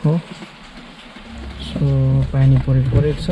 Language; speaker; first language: Nepali; native; Nepali